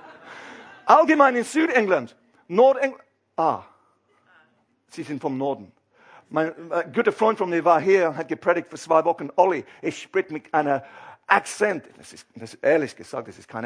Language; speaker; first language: German; non-native, fluent; English